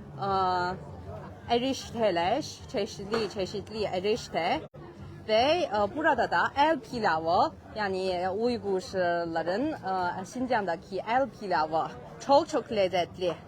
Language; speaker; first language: Turkish; non-native, learner; Chinese